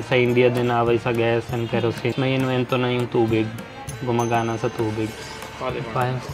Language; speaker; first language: Filipino; non-native, learner; Punjabi